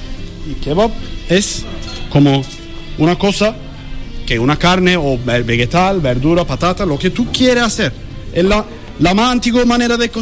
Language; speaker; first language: Spanish; non-native, learner; Turkish